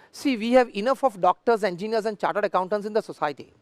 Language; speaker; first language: English; non-native, local second language; Gujarati